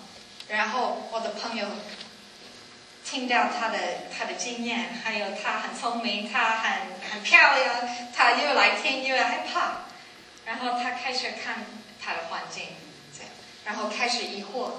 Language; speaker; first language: Chinese; non-native, learner; English